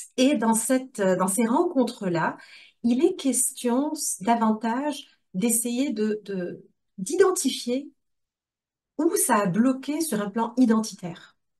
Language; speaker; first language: French; non-native, local second language; Arabic